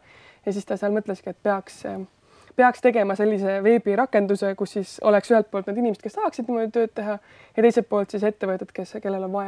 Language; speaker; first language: Estonian; native; Estonian